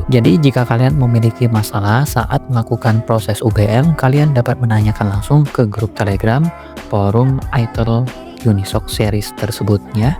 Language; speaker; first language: Indonesian; native; Indonesian